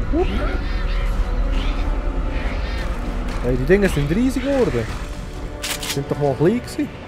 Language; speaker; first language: German; native; German